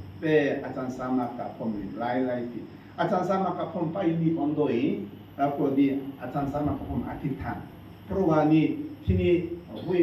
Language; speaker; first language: Thai; non-native, learner; Korean